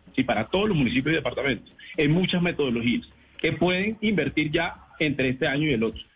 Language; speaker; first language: Spanish; native; Spanish